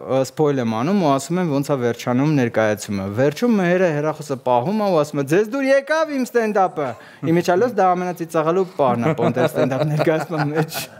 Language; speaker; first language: Armenian; native; Armenian